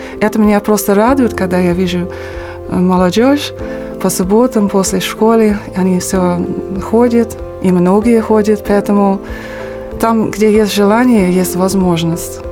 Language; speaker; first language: Russian; non-native, fluent; English